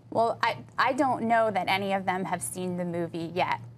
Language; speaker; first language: English; native; English